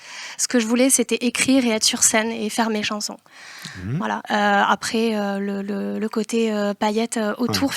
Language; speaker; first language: French; native; French